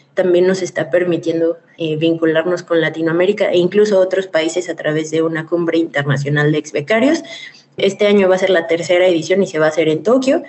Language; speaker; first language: Spanish; native; Spanish